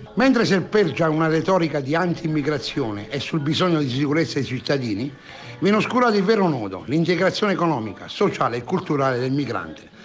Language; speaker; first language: Italian; non-native, fluent; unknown